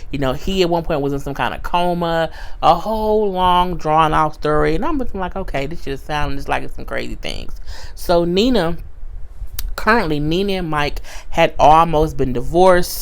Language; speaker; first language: English; native; English